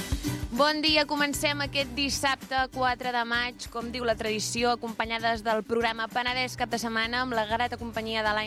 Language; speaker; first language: Catalan; native; Catalan